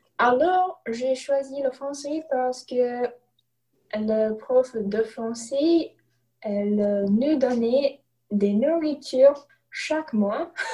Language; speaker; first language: French; non-native, learner; English